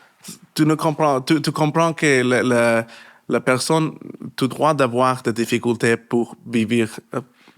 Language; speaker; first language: French; non-native, learner; Spanish